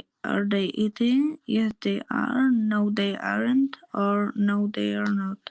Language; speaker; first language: English; non-native, learner; Polish